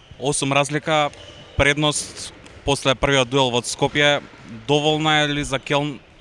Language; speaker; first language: Macedonian; native; Macedonian